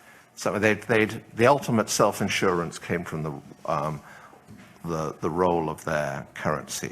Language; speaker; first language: English; native; English